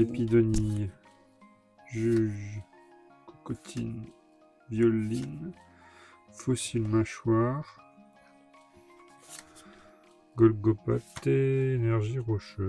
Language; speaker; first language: French; native; French